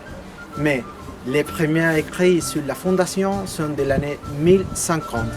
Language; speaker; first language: French; non-native, learner; Spanish